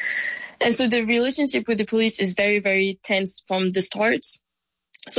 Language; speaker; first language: English; non-native, fluent; French